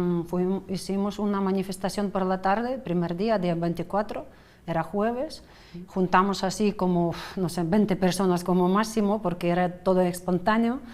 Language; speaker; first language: Spanish; non-native, fluent; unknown